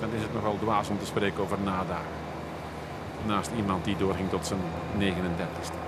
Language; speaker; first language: Dutch; native; Dutch